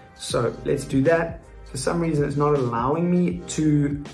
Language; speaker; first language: English; native; English